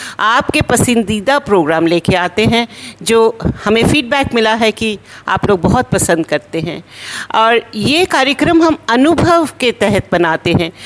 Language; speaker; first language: Hindi; native; Hindi